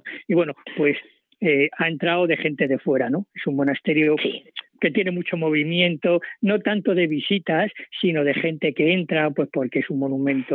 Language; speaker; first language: Spanish; native; Spanish